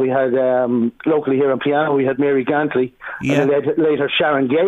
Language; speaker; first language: English; native; English